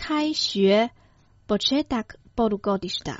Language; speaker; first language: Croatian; non-native, fluent; Chinese